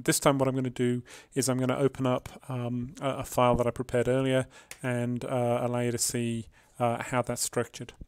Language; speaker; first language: English; native; English